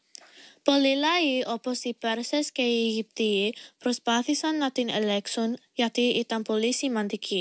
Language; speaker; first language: Greek; early bilingual, heritage; Greek